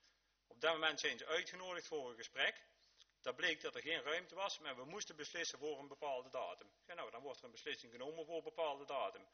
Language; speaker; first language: Dutch; native; Dutch